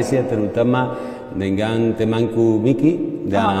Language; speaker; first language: Indonesian; non-native, learner; Spanish